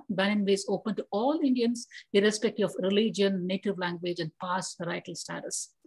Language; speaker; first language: English; non-native, local second language; Tamil